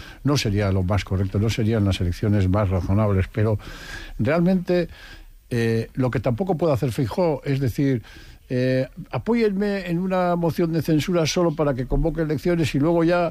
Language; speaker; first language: Spanish; native; Spanish